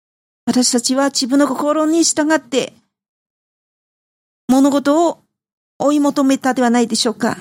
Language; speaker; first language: Japanese; non-native, fluent; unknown